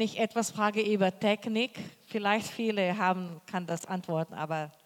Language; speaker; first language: German; non-native, fluent; Portuguese